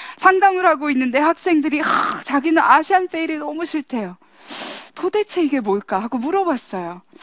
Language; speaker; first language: Korean; early bilingual, heritage; English